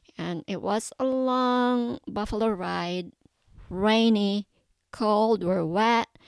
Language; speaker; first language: English; non-native, local second language; Cebuano